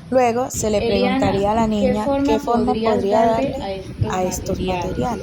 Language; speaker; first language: Spanish; native; Spanish